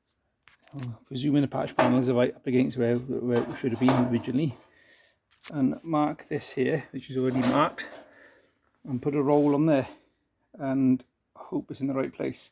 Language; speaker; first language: English; native; English